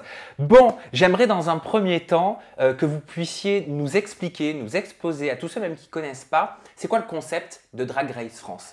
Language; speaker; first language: French; native; French